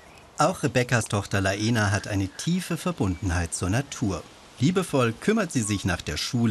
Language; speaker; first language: German; native; German